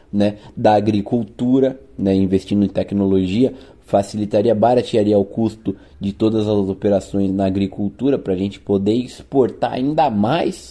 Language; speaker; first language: Portuguese; native; Portuguese